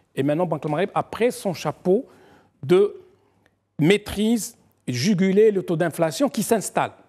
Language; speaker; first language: French; non-native, local second language; Arabic